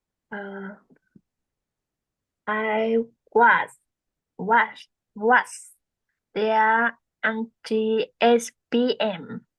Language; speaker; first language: English; non-native, learner; Vietnamese